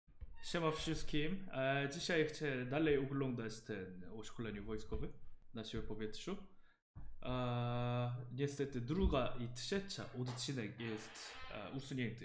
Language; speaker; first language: Polish; non-native, learner; Korean